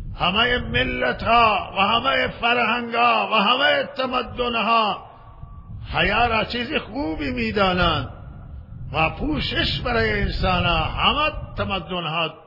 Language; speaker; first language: Persian; non-native, local second language; Baluchi